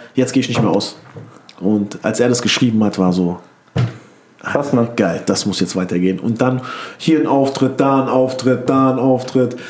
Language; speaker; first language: German; early bilingual, other home language; Turkish